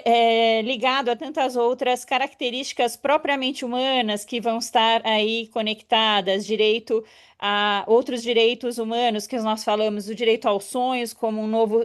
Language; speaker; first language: Portuguese; native; Portuguese